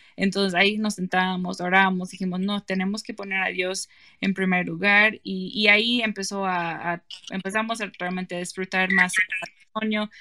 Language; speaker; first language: Spanish; non-native, fluent; English